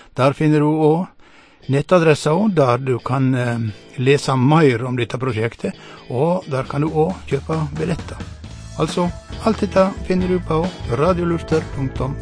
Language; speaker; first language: Norwegian; native; Norwegian